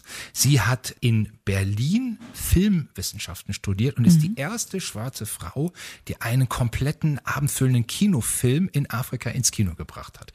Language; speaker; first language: German; native; German